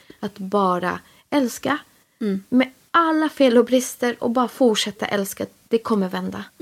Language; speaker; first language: Swedish; native; Swedish